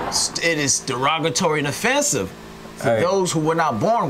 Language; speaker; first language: English; native; English